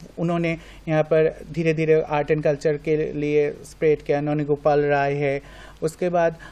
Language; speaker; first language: Hindi; non-native, local second language; Bangla